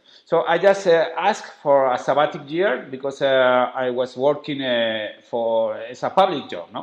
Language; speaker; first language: English; non-native, fluent; Spanish